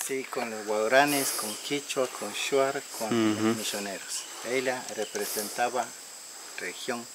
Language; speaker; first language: Spanish; non-native, local second language; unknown